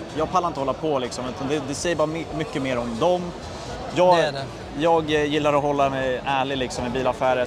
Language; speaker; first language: Swedish; native; Swedish